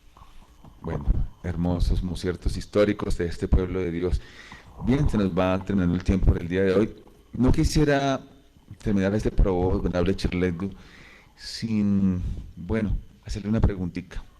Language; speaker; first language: Spanish; native; Spanish